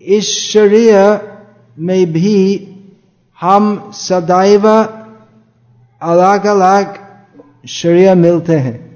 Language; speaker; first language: Hindi; non-native, fluent; English